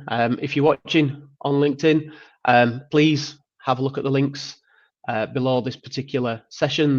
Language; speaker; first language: English; native; English